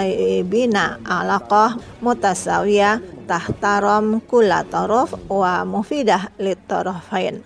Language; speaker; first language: Arabic; non-native, fluent; Indonesian